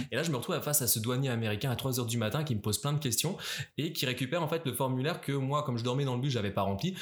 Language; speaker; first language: French; native; French